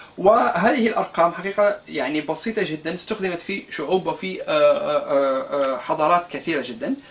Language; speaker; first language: Arabic; non-native, local second language; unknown